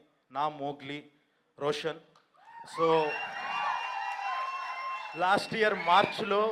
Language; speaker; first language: Telugu; native; Telugu